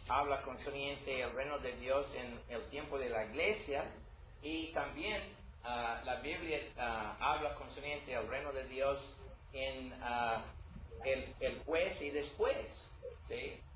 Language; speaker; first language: Spanish; non-native, learner; English